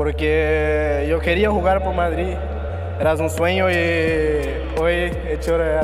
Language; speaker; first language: Spanish; non-native, learner; Portuguese